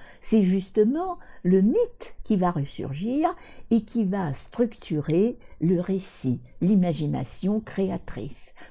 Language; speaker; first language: French; non-native, fluent; Russian